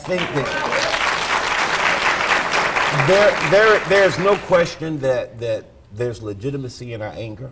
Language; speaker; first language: English; native; English